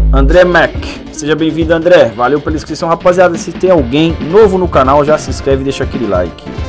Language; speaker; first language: Portuguese; native; Portuguese